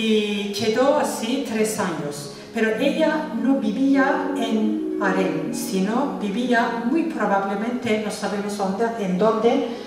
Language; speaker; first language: Spanish; non-native, fluent; Turkish